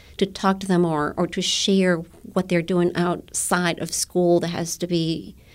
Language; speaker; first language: English; non-native, fluent; Spanish